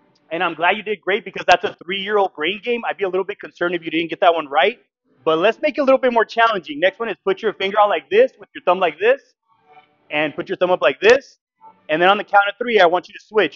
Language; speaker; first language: English; early bilingual, other home language; Spanish